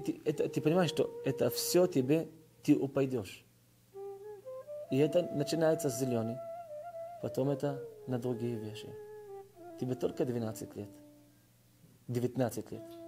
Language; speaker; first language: Russian; early bilingual, heritage; Russian